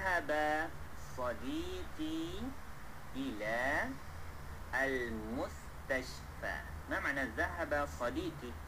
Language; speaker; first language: Arabic; non-native, fluent; Malay